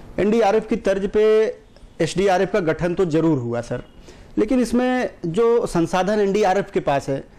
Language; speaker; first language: Hindi; native; Hindi